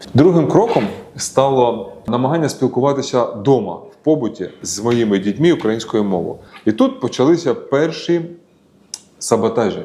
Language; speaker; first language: Ukrainian; non-native, local second language; Russian